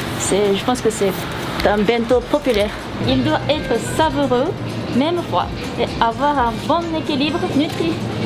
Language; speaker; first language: French; non-native, learner; Japanese